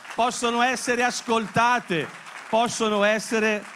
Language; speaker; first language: Italian; native; Italian